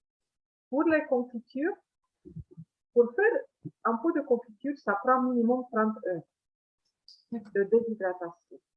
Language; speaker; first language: French; non-native, fluent; Italian